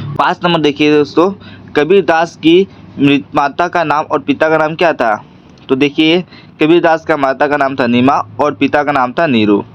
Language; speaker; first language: Hindi; non-native, local second language; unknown